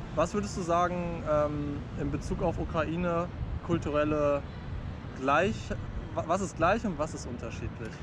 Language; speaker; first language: German; native; German